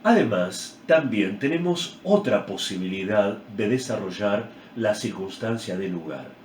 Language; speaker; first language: Spanish; native; Spanish